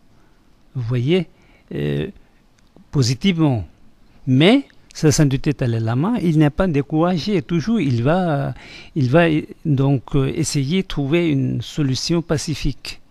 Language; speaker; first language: French; non-native, fluent; Tibetan